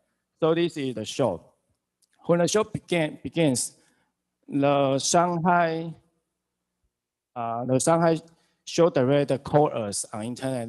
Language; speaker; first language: English; non-native, learner; Chinese